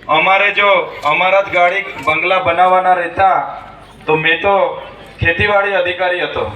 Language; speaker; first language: Gujarati; non-native, local second language; Vasavi